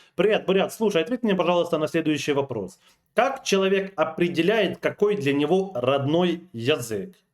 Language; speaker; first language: Russian; native; Russian